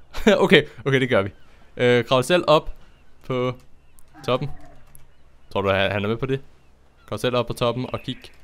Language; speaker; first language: Danish; native; Danish